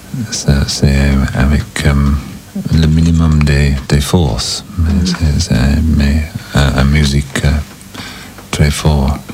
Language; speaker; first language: French; non-native, learner; English